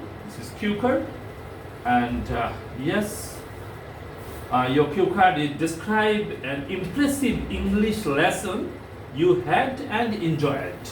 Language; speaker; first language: English; non-native, fluent; Bangla